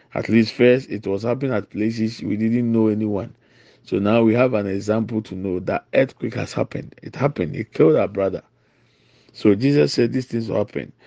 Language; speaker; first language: English; non-native, local second language; Akan